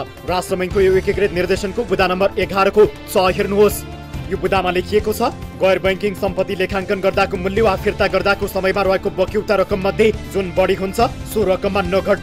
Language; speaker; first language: Nepali; native; Nepali